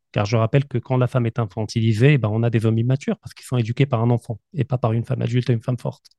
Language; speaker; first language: French; non-native, local second language; Arabic